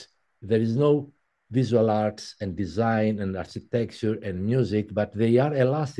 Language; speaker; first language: English; non-native, fluent; Greek